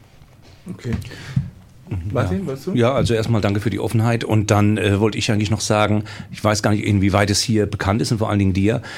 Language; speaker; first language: German; native; German